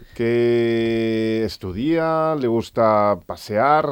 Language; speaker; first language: Spanish; non-native, local second language; Catalan